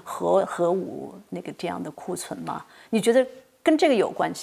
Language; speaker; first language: Chinese; native; Chinese